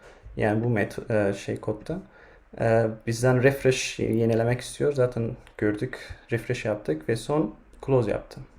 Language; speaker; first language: Turkish; non-native, fluent; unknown